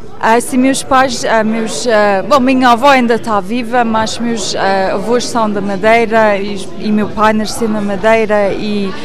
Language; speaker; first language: Portuguese; early bilingual, heritage; English